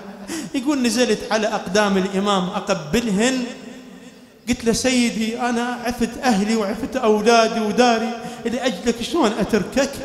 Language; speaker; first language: Arabic; native; Arabic